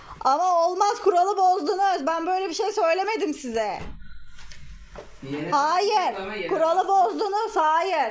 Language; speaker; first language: Turkish; native; Turkish